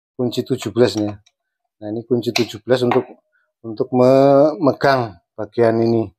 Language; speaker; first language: Indonesian; native; Indonesian